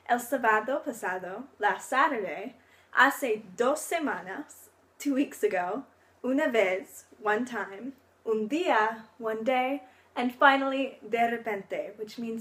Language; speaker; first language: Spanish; non-native, learner; English